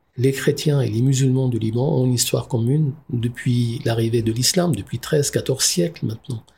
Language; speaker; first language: French; non-native, local second language; Arabic